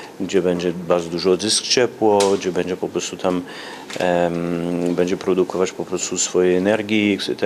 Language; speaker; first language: Polish; early bilingual, heritage; Polish